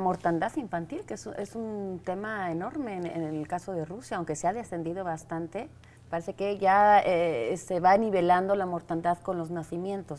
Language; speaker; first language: Spanish; native; Spanish